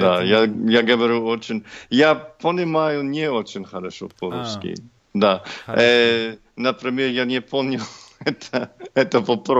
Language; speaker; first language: Russian; non-native, learner; English